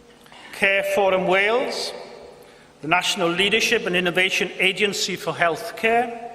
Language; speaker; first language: English; non-native, local second language; Welsh